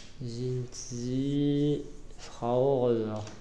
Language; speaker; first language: German; non-native, learner; Arabic